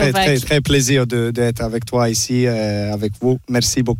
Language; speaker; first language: French; non-native, learner; Serbian